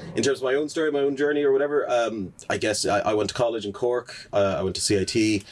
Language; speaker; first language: English; native; English